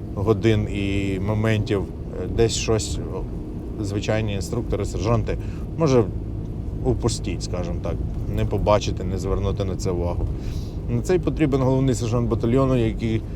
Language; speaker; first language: Ukrainian; non-native, local second language; Russian